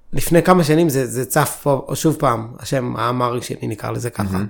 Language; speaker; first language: Hebrew; early bilingual, other home language; Amharic